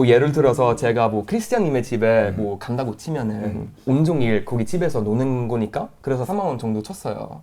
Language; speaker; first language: Korean; non-native, fluent; Swedish